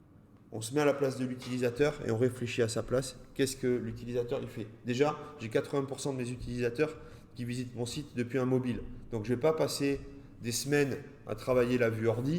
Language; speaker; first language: French; native; French